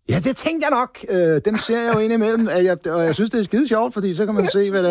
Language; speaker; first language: Danish; native; Danish